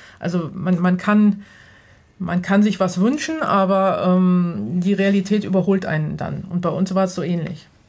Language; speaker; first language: German; native; German